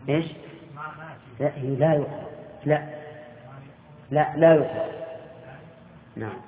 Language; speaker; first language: Arabic; native; Arabic